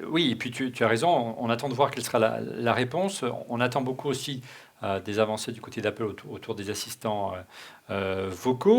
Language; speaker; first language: French; native; French